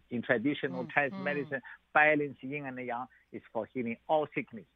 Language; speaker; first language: English; non-native, learner; Chinese